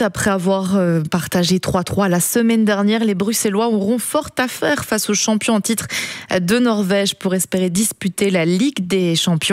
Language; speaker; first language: French; native; French